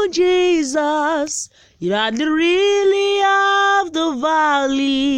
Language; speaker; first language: English; non-native, local second language; Igbo